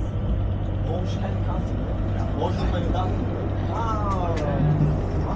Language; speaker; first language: German; non-native, learner; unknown